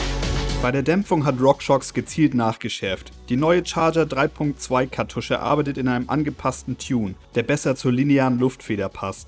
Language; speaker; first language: German; native; German